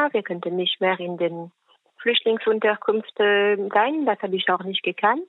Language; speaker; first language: German; non-native, fluent; French